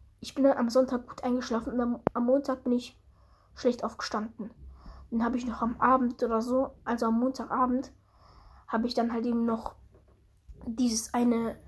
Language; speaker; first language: German; early bilingual, other home language; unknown